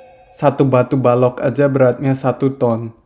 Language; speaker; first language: Indonesian; native; Indonesian